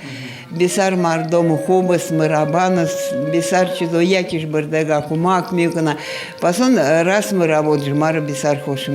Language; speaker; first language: Persian; non-native, fluent; Russian